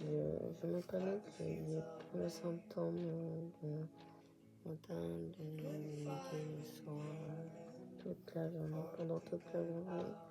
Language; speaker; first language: French; non-native, learner; Japanese